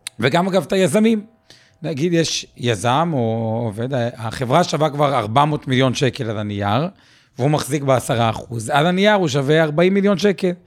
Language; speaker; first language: Hebrew; native; Hebrew